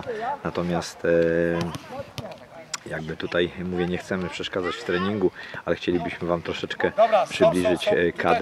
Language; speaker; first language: Polish; native; Polish